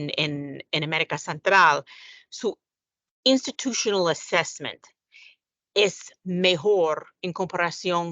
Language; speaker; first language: Spanish; non-native, fluent; English